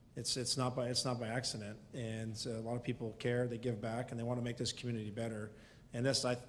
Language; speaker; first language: English; native; English